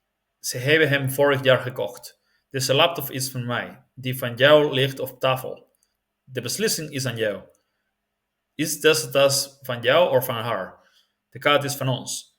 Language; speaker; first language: Dutch; non-native, learner; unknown